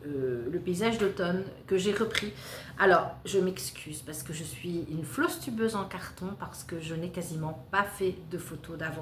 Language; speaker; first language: French; native; French